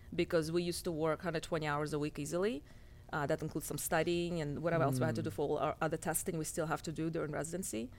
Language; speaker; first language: English; non-native, fluent; Russian